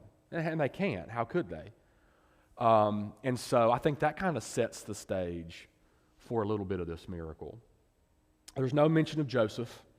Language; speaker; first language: English; native; English